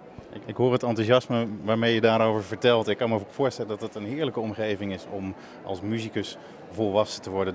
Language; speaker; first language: Dutch; native; Dutch